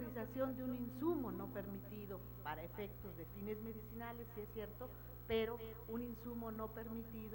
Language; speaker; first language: Spanish; native; Spanish